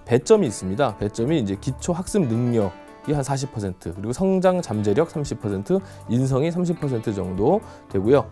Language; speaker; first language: Korean; native; Korean